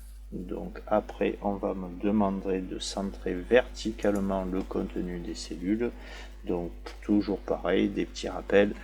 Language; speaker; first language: French; native; French